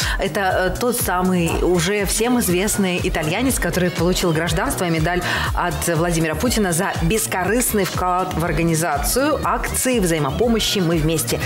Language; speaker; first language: Russian; native; Russian